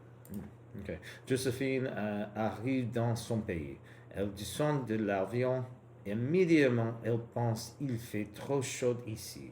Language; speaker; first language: French; non-native, learner; English